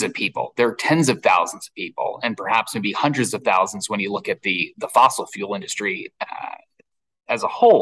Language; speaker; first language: English; native; English